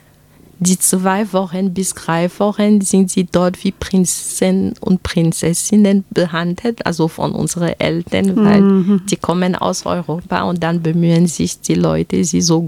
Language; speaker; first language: German; non-native, fluent; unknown